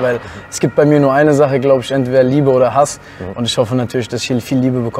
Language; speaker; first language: German; native; German